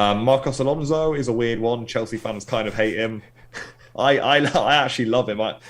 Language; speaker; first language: English; native; English